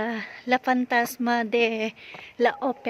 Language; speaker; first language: Spanish; non-native, learner; Filipino